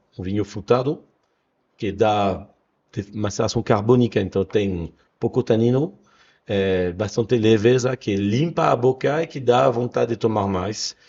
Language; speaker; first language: Portuguese; non-native, fluent; French